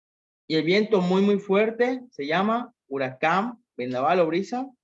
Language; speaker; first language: Spanish; native; Spanish